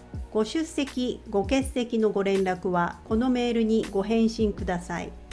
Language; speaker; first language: Japanese; native; Japanese